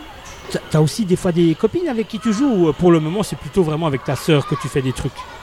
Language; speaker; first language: French; native; French